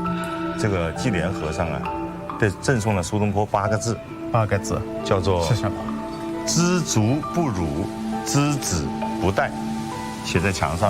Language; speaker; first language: Chinese; native; Chinese